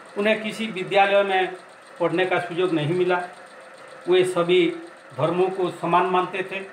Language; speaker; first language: Hindi; non-native, local second language; Odia